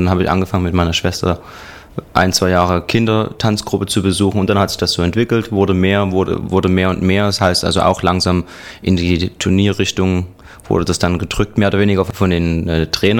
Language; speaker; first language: German; native; German